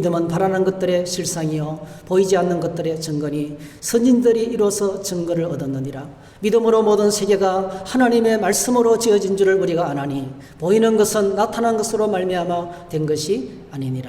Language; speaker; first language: Korean; native; Korean